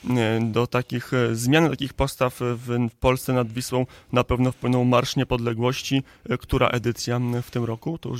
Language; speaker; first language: Polish; native; Polish